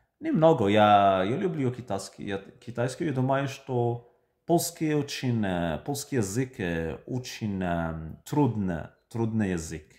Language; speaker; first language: Russian; non-native, learner; Arabic